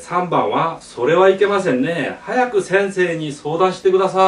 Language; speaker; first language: Japanese; non-native, fluent; Korean